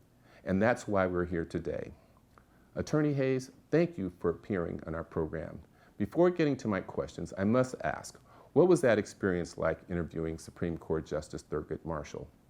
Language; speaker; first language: English; native; English